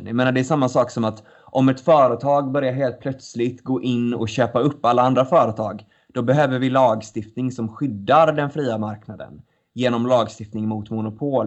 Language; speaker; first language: Swedish; native; Swedish